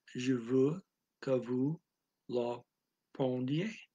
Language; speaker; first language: French; non-native, learner; English